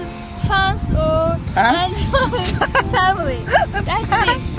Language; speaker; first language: English; non-native, learner; Azerbaijani